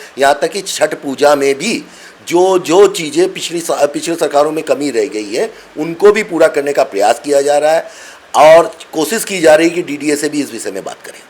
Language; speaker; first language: Hindi; non-native, local second language; Bangla